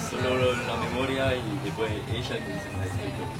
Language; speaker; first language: Spanish; non-native, learner; French